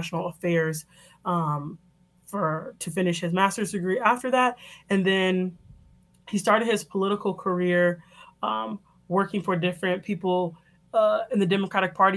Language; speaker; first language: English; native; English